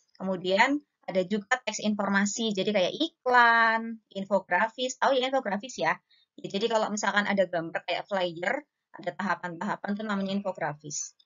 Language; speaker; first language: Indonesian; native; Indonesian